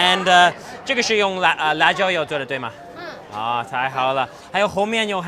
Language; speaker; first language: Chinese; non-native, learner; English